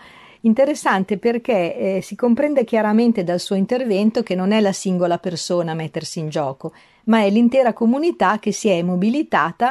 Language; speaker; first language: Italian; native; Italian